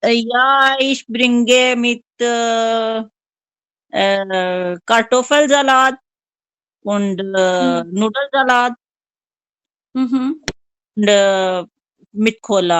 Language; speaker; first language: German; non-native, learner; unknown